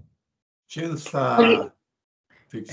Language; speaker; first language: Italian; non-native, learner; Spanish